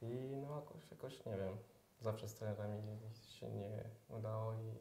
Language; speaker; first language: Polish; early bilingual, heritage; French